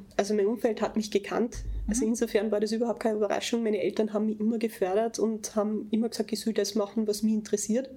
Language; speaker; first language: German; native; German